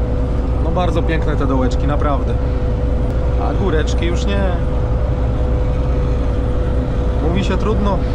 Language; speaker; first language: Polish; native; Polish